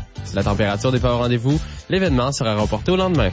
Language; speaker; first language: French; native; French